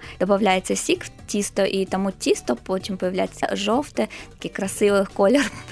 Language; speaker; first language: Ukrainian; non-native, local second language; Crimean Tatar